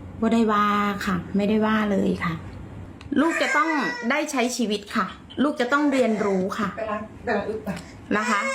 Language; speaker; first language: Thai; native; Thai